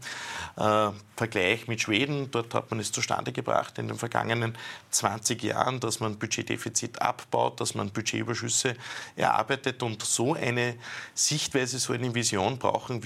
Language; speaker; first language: German; native; German